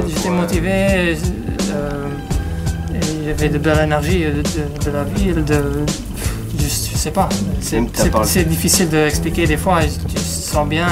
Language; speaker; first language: French; non-native, fluent; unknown